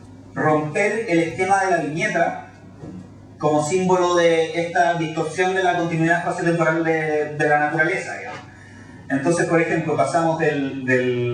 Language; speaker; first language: Spanish; native; Spanish